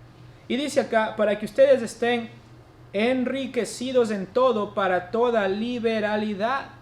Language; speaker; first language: Spanish; native; Spanish